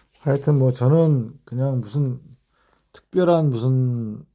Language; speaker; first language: Korean; native; Korean